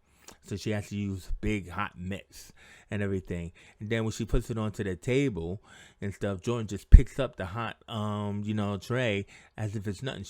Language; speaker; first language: English; native; English